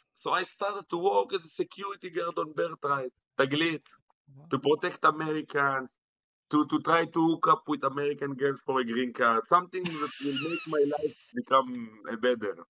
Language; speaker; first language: English; non-native, fluent; Hebrew